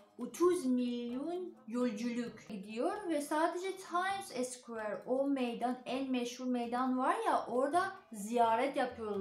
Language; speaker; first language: Turkish; non-native, learner; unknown